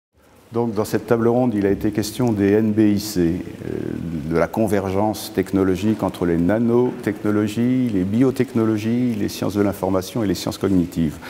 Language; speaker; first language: French; native; French